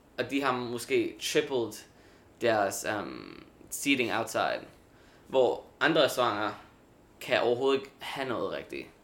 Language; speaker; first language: Danish; early bilingual, heritage; Danish